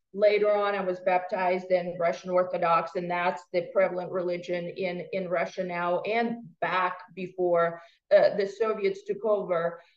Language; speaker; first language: English; non-native, fluent; Russian